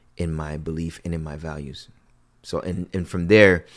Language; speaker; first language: English; early bilingual, other home language; Akan